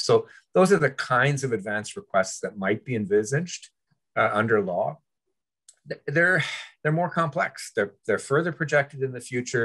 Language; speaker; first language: English; early bilingual, other home language; French